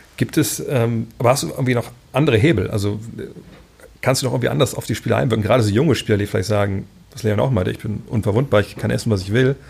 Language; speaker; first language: German; native; German